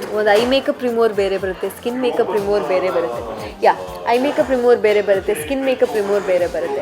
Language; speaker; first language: Kannada; non-native, local second language; Kodava